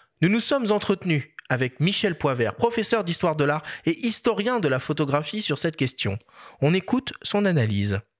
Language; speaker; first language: French; native; French